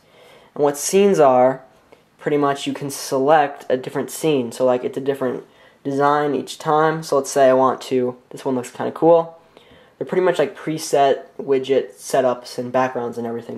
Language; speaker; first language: English; native; English